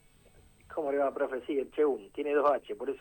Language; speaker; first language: Spanish; native; Spanish